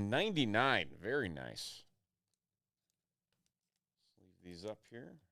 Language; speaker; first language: English; native; English